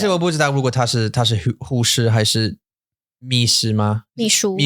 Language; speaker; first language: Chinese; non-native, fluent; English